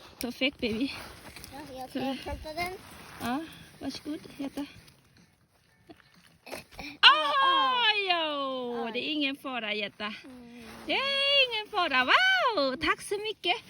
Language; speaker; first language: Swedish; non-native, learner; Thai